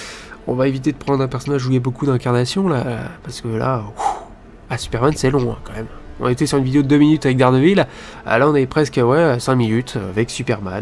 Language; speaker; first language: French; native; French